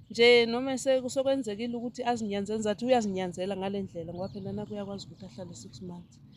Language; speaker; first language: Zulu; non-native, local second language; Xhosa